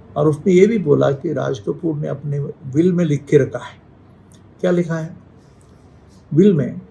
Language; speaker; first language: Hindi; non-native, local second language; Marathi